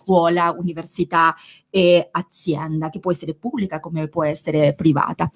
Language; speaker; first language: Italian; non-native, fluent; Spanish